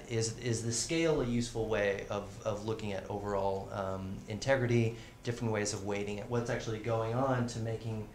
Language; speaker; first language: English; native; English